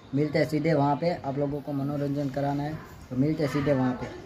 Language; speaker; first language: Hindi; non-native, local second language; Gujarati